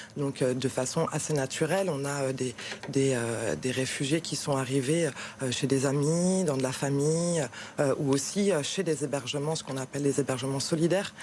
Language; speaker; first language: French; native; French